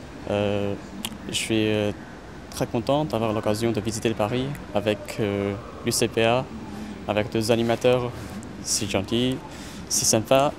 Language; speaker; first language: French; non-native, fluent; Chinese